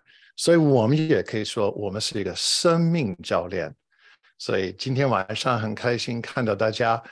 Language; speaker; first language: Chinese; non-native, fluent; English